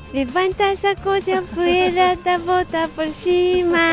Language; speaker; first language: Portuguese; non-native, fluent; Japanese